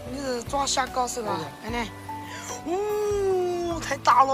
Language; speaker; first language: Chinese; native; Chinese